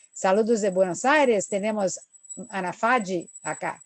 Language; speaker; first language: Spanish; non-native, fluent; Portuguese